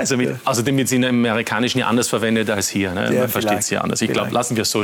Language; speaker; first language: German; native; German